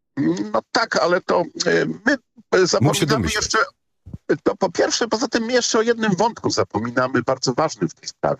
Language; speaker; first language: Polish; native; Polish